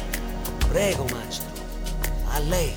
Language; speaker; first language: Italian; non-native, learner; Dutch